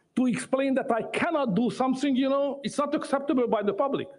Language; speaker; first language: English; non-native, fluent; Hungarian